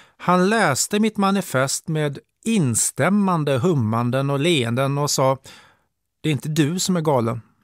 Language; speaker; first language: Swedish; native; Swedish